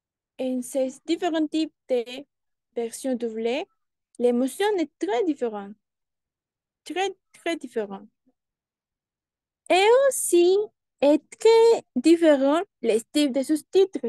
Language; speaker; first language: French; non-native, learner; Spanish